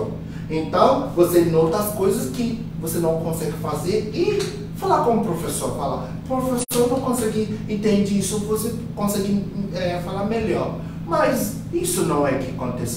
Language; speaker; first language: Portuguese; non-native, fluent; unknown